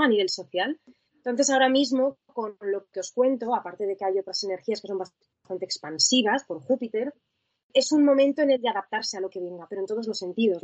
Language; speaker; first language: Spanish; native; Spanish